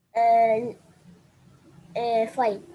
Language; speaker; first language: English; non-native, learner; Arabic